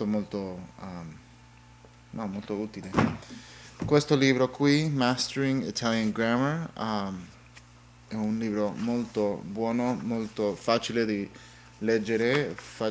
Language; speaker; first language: Italian; non-native, learner; English